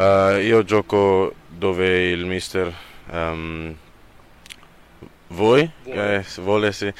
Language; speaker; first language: Italian; non-native, learner; German